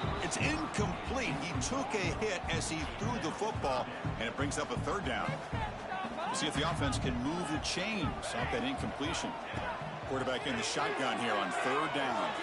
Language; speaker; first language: English; native; English